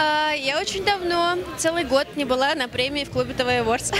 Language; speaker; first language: Russian; native; Russian